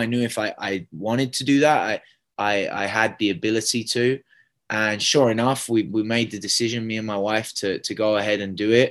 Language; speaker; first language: English; native; English